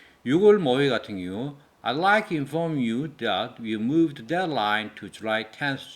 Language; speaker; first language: English; non-native, fluent; Korean